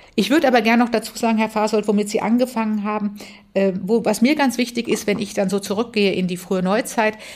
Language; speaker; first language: German; native; German